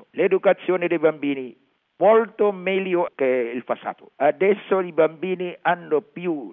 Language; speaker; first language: Italian; non-native, learner; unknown